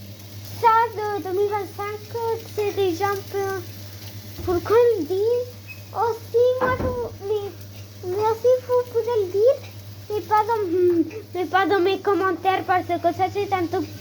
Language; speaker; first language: French; non-native, learner; Spanish